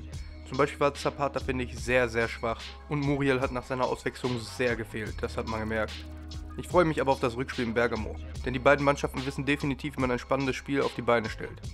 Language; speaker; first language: German; native; German